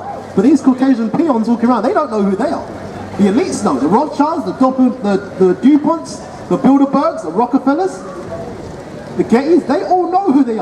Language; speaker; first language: English; native; English